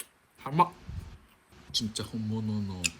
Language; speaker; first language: Korean; non-native, learner; Japanese